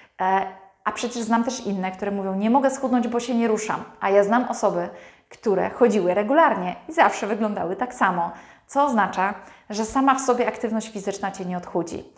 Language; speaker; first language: Polish; native; Polish